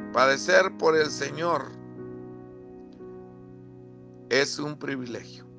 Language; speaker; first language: Spanish; native; Spanish